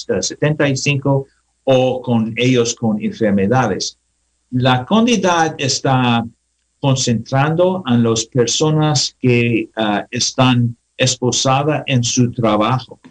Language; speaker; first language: Spanish; non-native, learner; English